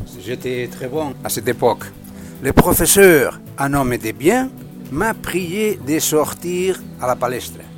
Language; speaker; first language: French; non-native, learner; Spanish